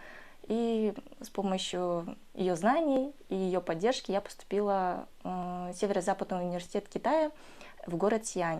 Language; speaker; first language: Russian; early bilingual, other home language; Kyrgyz